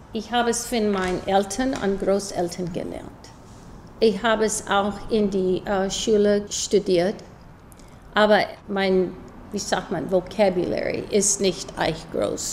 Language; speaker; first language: German; early bilingual, heritage; English